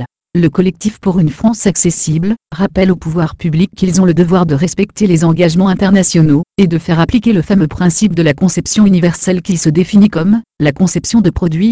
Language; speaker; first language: French; native; French